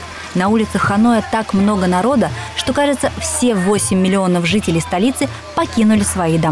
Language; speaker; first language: Russian; native; Russian